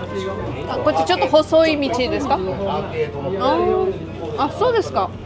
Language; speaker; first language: Japanese; non-native, fluent; Russian